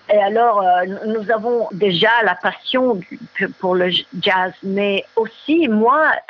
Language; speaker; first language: French; non-native, learner; Italian